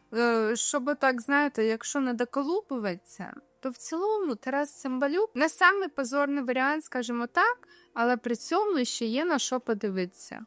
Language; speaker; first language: Ukrainian; native; Ukrainian